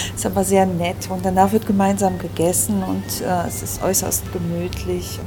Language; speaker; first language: German; early bilingual, other home language; French